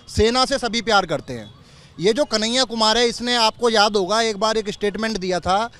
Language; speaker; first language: Hindi; native; Hindi